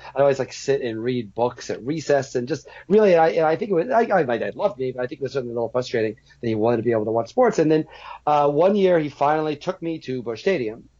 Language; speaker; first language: English; native; English